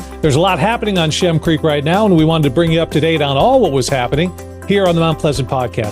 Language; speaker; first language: English; native; English